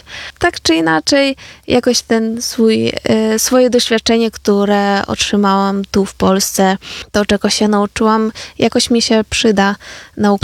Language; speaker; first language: Polish; non-native, fluent; Ukrainian